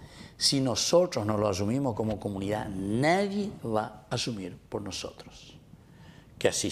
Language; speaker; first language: Spanish; native; Spanish